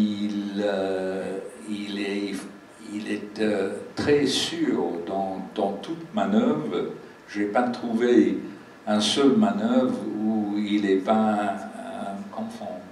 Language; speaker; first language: French; non-native, fluent; English